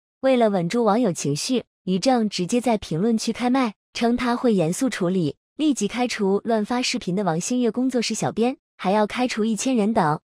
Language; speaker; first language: Chinese; native; Chinese